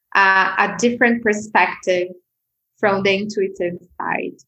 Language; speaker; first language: English; non-native, fluent; Portuguese